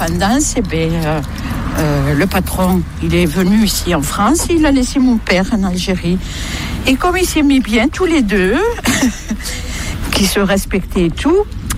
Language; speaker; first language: French; native; French